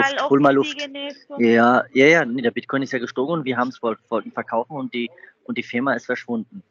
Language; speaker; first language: German; native; German